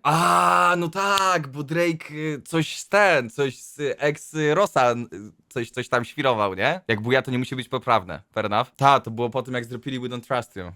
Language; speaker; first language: Polish; native; Polish